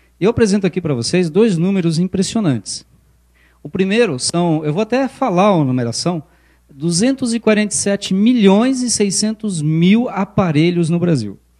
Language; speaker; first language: Portuguese; early bilingual, other home language; Spanish